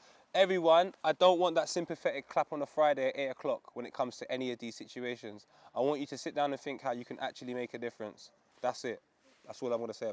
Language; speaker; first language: English; native; English